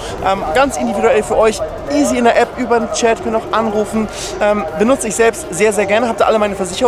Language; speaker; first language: German; native; German